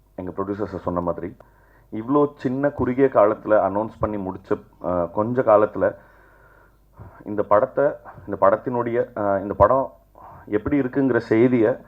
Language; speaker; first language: Tamil; native; Tamil